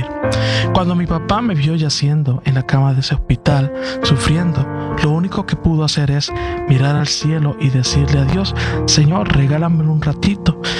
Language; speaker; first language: Spanish; native; Spanish